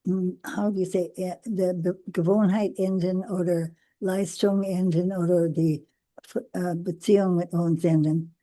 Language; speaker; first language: German; non-native, learner; English